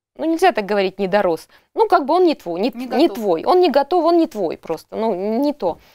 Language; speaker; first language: Russian; native; Russian